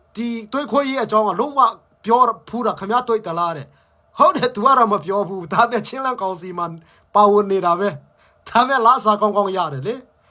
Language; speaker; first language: Burmese; non-native, local second language; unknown